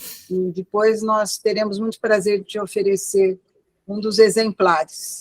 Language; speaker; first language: Portuguese; native; Portuguese